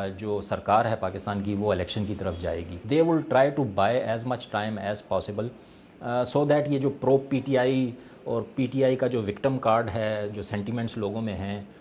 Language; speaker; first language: Urdu; native; Urdu